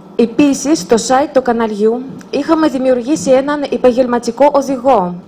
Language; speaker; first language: Greek; non-native, fluent; Russian